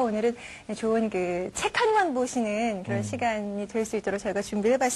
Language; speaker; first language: Korean; native; Korean